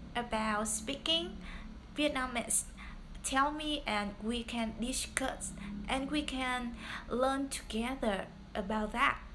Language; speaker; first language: English; non-native, learner; Vietnamese